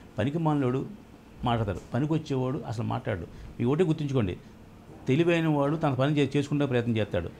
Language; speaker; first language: Telugu; native; Telugu